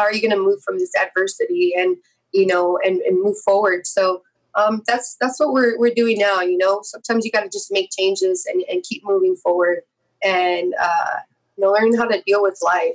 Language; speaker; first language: English; native; English